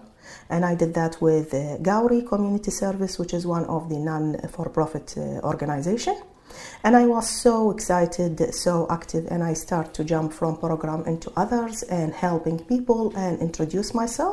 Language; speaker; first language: English; non-native, fluent; Arabic